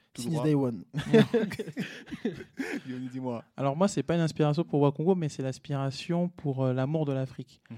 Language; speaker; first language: French; native; French